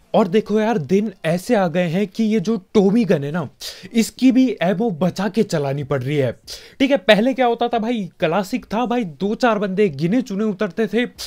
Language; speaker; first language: Hindi; native; Hindi